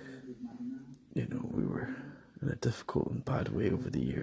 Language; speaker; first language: English; native; English